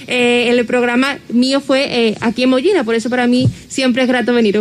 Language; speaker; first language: Spanish; native; Spanish